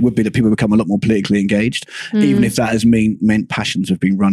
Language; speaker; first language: English; native; English